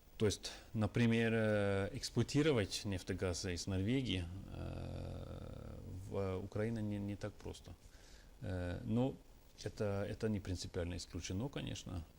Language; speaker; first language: Russian; non-native, fluent; Norwegian